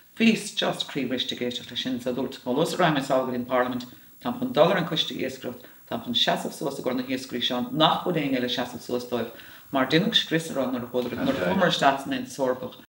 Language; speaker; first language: Irish; native; Irish